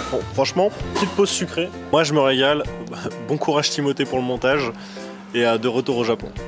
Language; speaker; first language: French; native; French